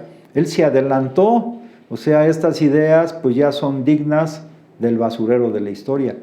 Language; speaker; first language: Spanish; native; Spanish